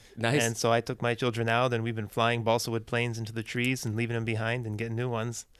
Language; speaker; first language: English; native; English